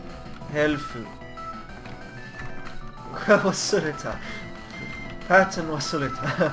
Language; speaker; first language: Japanese; non-native, learner; English